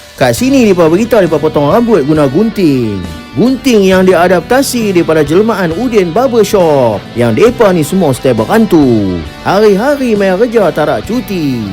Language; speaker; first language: Malay; native; Malay